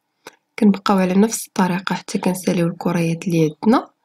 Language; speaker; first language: Arabic; native; Arabic